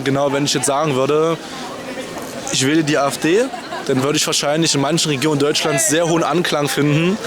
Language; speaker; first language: German; native; German